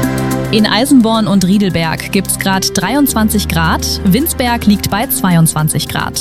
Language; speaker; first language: German; native; German